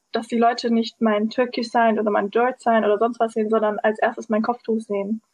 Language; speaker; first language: German; early bilingual, other home language; Turkish